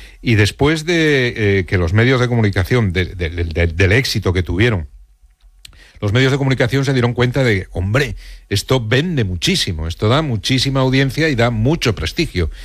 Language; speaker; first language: Spanish; native; Spanish